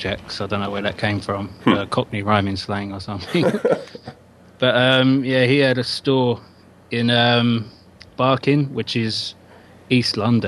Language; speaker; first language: English; native; English